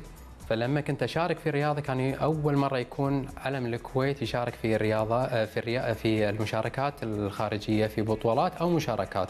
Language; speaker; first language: Arabic; native; Arabic